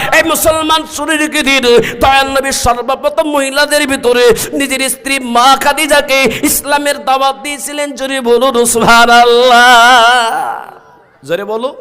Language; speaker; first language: Bangla; native; Bangla